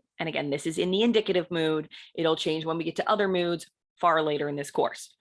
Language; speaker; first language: English; native; English